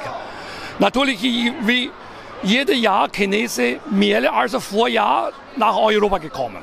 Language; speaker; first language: German; non-native, learner; Chinese